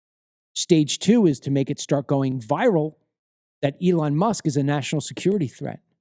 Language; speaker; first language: English; native; English